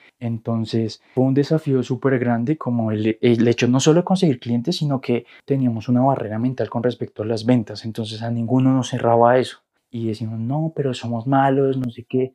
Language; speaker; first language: Spanish; native; Spanish